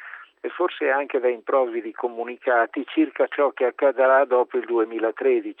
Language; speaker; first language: Italian; native; Italian